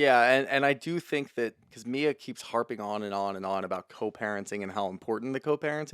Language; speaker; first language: English; native; English